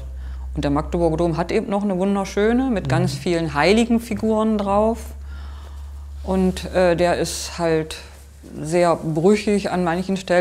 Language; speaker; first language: German; native; German